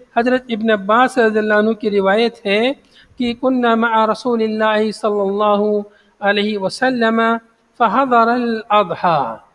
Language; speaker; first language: Urdu; native; Urdu